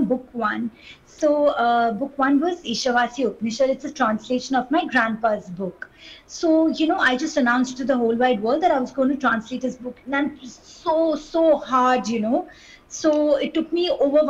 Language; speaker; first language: English; non-native, local second language; Hindi